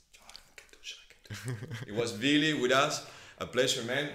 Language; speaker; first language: English; non-native, fluent; Spanish